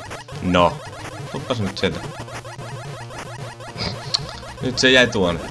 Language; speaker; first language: Finnish; native; Finnish